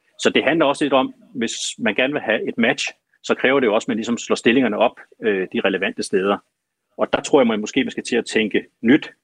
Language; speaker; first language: Danish; native; Danish